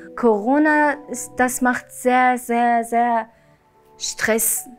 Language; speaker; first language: German; non-native, learner; Arabic